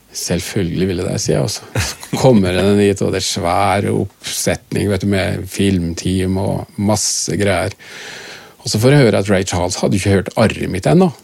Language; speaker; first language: Norwegian; native; Norwegian